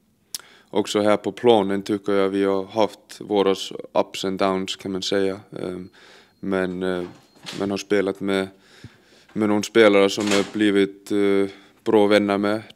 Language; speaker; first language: Swedish; non-native, fluent; Icelandic